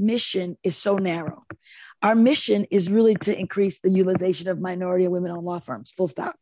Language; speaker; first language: English; native; English